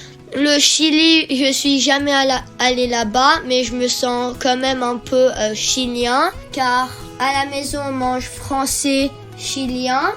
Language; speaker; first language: French; early bilingual, heritage; French